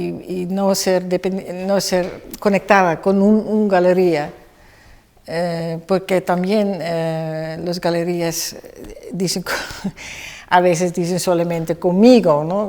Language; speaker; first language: Spanish; non-native, fluent; Dutch